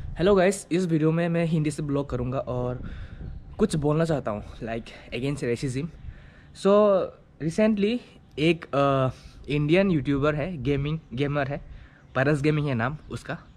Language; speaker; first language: Hindi; non-native, local second language; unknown